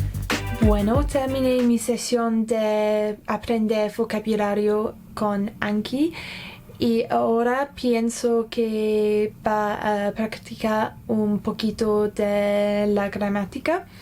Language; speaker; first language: Spanish; non-native, learner; English